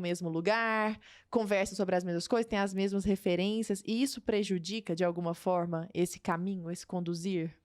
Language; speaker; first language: Portuguese; native; Portuguese